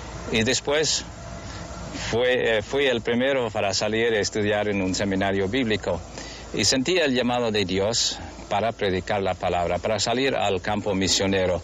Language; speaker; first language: Spanish; non-native, fluent; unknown